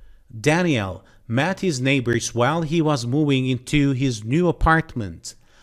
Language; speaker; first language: English; non-native, fluent; Turkish